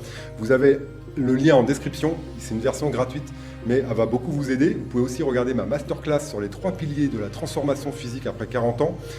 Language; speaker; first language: French; native; French